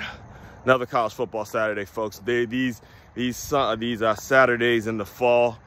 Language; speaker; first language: English; native; English